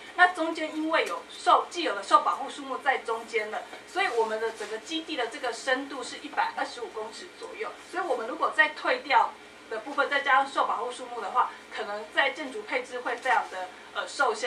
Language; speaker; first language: Chinese; native; Chinese